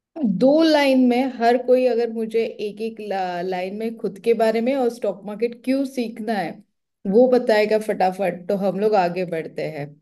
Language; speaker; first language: Hindi; non-native, local second language; Marathi